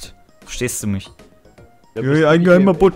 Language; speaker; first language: German; native; German